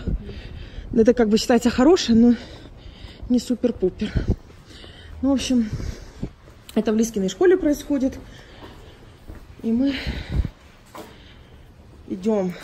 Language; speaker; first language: Russian; native; Russian